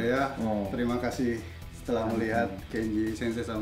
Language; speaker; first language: Indonesian; native; Indonesian